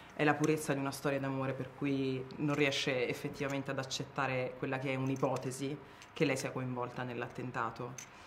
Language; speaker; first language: Italian; native; Italian